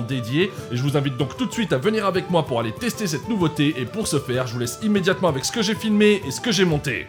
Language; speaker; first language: French; native; French